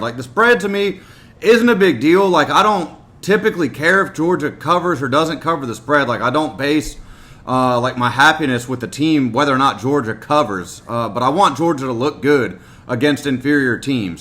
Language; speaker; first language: English; native; English